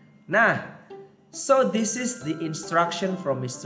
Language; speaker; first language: English; non-native, fluent; Indonesian